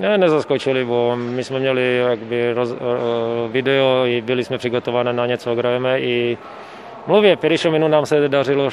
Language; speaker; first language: Polish; non-native, learner; Czech